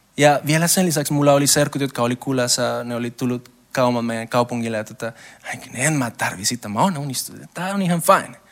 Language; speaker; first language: Finnish; non-native, learner; Spanish